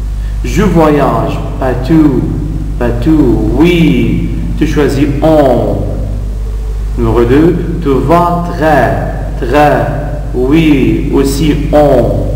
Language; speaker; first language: French; non-native, fluent; Arabic